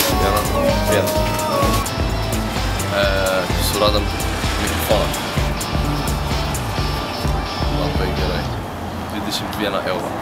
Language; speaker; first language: Lithuanian; non-native, learner; Swedish